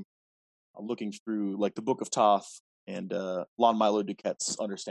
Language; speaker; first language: English; native; English